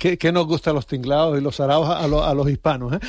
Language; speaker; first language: Spanish; native; Spanish